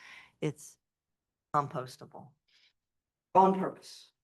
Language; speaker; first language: English; native; English